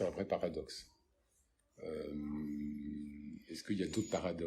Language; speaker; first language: French; native; French